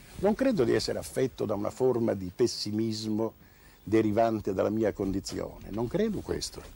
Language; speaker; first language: Italian; native; Italian